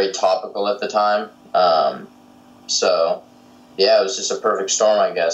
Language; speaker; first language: English; native; English